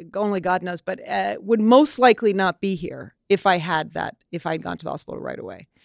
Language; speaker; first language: English; native; English